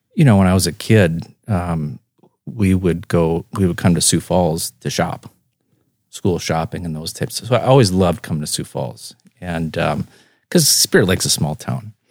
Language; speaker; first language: English; native; English